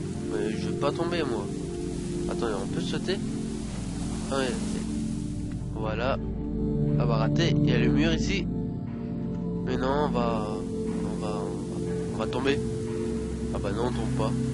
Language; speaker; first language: French; native; French